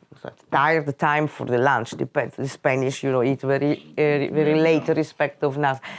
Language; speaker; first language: English; non-native, fluent; Italian